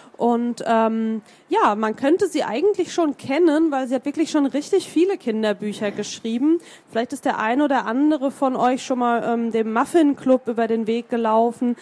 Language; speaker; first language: German; native; German